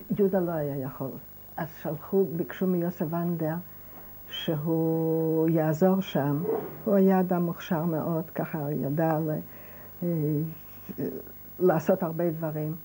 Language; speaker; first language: Hebrew; non-native, fluent; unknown